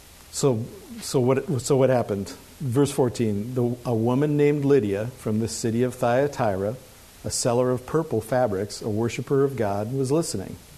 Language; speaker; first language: English; native; English